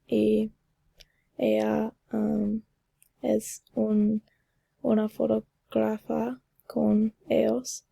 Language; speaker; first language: Spanish; non-native, learner; English